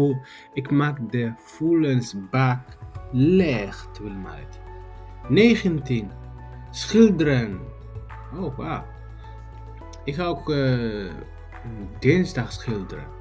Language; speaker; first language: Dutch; non-native, learner; Tigrinya